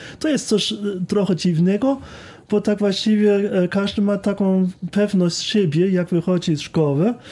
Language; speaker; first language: Polish; non-native, fluent; German